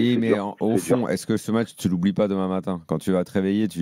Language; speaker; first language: French; native; French